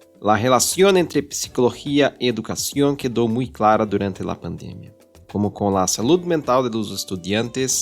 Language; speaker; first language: Portuguese; non-native, learner; Spanish